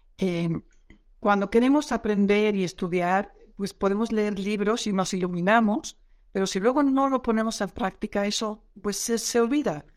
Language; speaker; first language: Spanish; non-native, fluent; Dutch